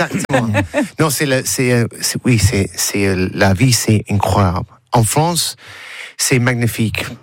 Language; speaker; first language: French; non-native, learner; English